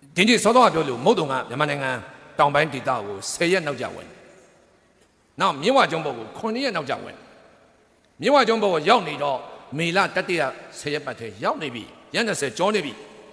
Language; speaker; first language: Burmese; native; Burmese